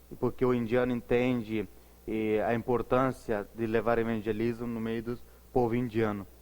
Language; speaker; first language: Portuguese; non-native, fluent; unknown